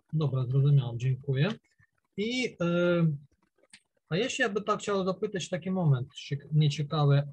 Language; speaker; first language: Polish; non-native, learner; Ukrainian